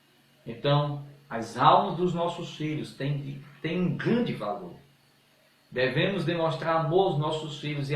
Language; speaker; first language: Portuguese; native; Portuguese